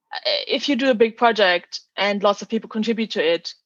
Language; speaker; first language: English; non-native, fluent; German